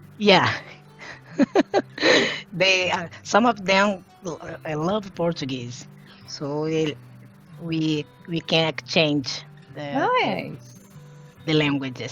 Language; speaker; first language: English; non-native, learner; Portuguese